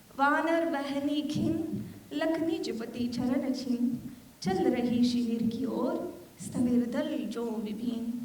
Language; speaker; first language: Hindi; non-native, fluent; Armenian